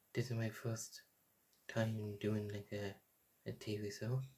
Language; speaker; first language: English; native; English